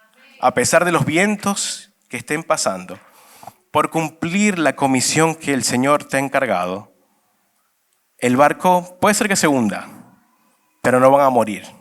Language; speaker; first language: Spanish; native; Spanish